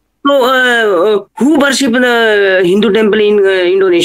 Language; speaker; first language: English; non-native, fluent; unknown